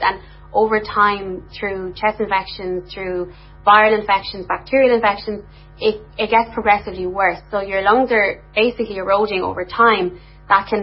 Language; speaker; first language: English; native; English